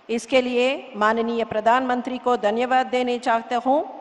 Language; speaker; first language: Hindi; non-native, local second language; Tamil